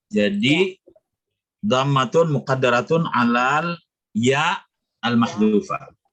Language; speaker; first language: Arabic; non-native, fluent; Indonesian